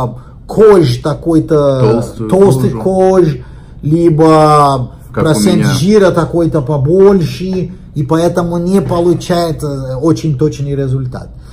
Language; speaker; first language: Russian; non-native, learner; Portuguese